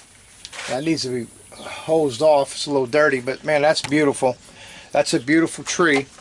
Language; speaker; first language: English; native; English